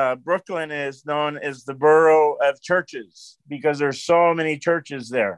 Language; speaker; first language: English; native; English